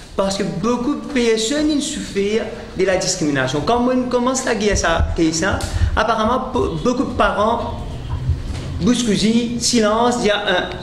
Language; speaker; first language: French; non-native, local second language; Morisyen